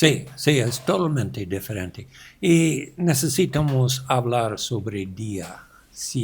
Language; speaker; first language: Spanish; non-native, learner; English